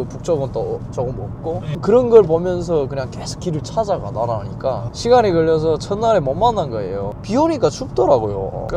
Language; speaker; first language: Korean; native; Korean